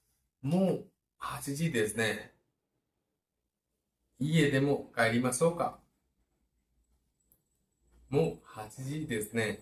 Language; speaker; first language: Japanese; non-native, learner; Bangla